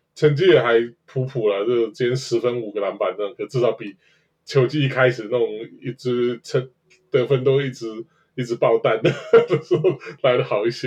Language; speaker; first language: Chinese; native; Chinese